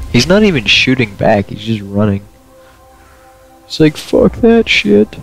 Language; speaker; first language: English; native; English